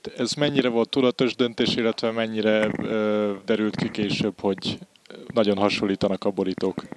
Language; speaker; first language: Hungarian; native; Hungarian